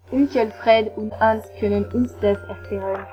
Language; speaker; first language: German; non-native, learner; French